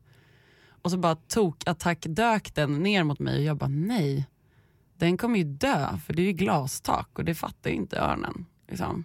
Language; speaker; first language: Swedish; native; Swedish